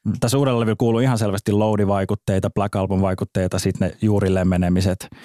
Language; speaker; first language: Finnish; native; Finnish